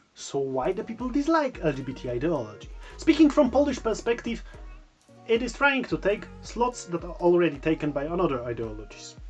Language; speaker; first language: English; non-native, fluent; Polish